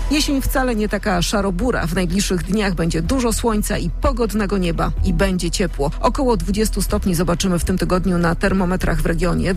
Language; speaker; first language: Polish; native; Polish